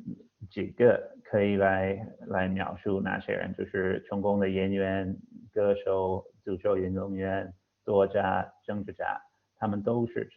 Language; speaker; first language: Chinese; non-native, fluent; English